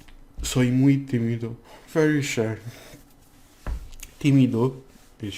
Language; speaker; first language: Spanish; non-native, learner; English